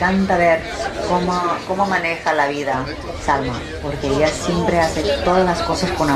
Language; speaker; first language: Spanish; early bilingual, heritage; Spanish